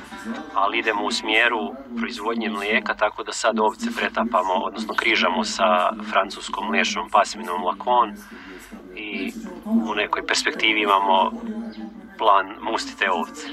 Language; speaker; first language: Croatian; native; Croatian